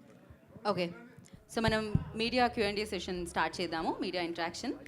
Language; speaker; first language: Telugu; native; Telugu